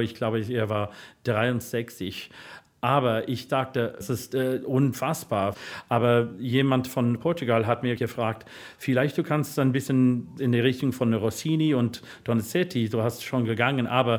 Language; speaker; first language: German; non-native, learner; English